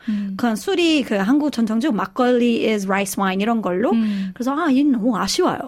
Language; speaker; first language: Korean; non-native, fluent; English